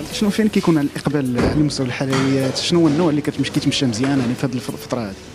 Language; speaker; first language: Arabic; native; Arabic